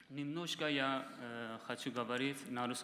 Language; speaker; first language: Russian; non-native, learner; Persian